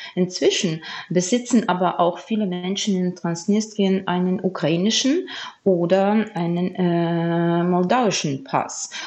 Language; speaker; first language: German; non-native, fluent; Ukrainian